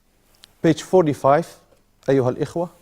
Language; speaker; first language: Arabic; non-native, fluent; English